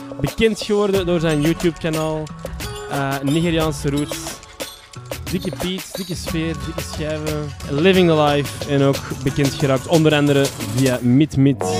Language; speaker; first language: Dutch; native; Dutch